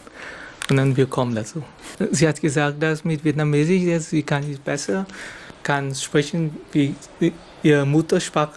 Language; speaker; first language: German; non-native, fluent; Vietnamese